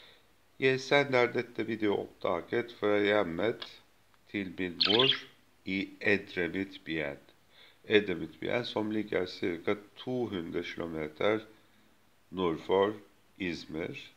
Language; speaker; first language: Swedish; non-native, fluent; Turkish